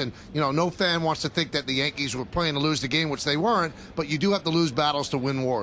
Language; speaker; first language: English; native; English